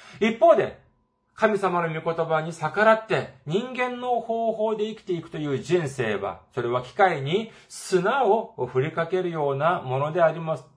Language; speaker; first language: Japanese; non-native, fluent; Korean